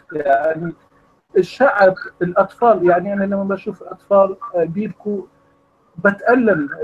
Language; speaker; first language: Arabic; non-native, fluent; Kurdish